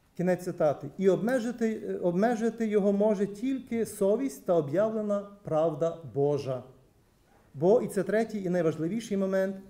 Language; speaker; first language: Ukrainian; native; Ukrainian